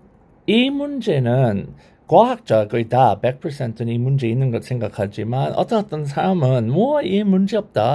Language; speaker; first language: Korean; non-native, learner; English